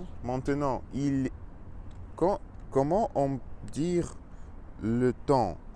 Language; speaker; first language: French; non-native, learner; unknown